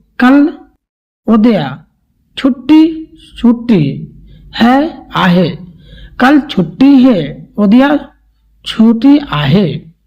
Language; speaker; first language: Hindi; native; Hindi